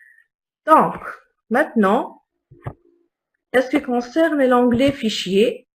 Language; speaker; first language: French; non-native, local second language; Arabic